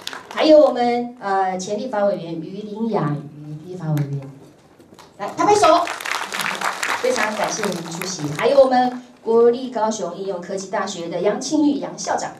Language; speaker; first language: Chinese; native; Chinese